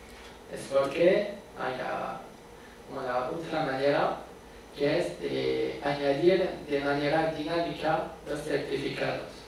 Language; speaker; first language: Spanish; non-native, fluent; French